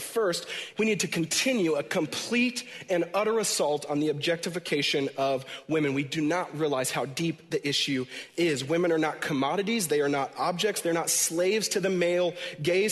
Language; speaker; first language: English; native; English